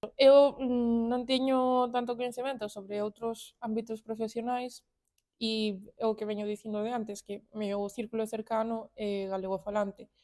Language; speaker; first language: Galician; non-native, local second language; Spanish